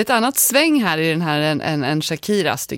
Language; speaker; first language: Swedish; native; Swedish